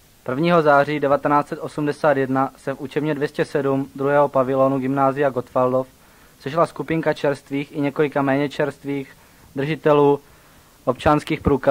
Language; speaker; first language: Czech; native; Czech